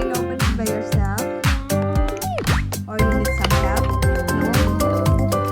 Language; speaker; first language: English; non-native, learner; Indonesian